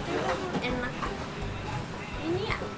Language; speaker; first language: Indonesian; non-native, learner; Japanese